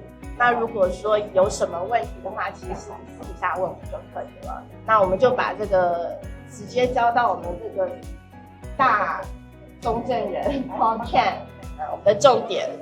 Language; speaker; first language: Chinese; native; Chinese